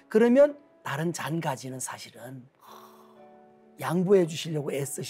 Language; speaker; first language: Korean; native; Korean